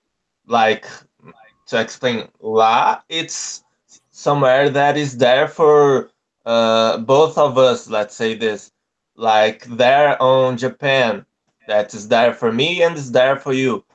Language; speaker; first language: English; non-native, learner; Portuguese